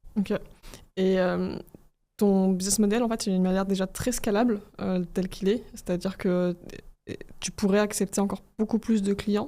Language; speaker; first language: French; native; French